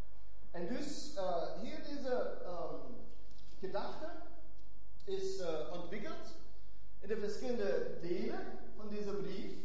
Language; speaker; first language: Dutch; non-native, fluent; German